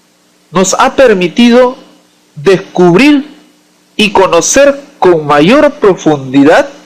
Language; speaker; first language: Spanish; native; Spanish